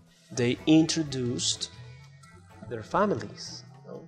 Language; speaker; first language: English; non-native, fluent; Spanish